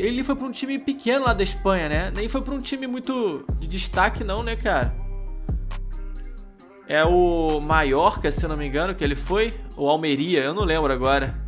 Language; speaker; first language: Portuguese; native; Portuguese